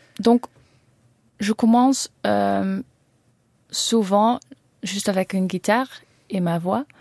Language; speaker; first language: French; non-native, learner; Dutch